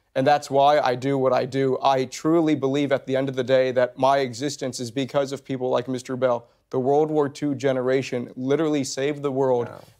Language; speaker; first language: English; native; English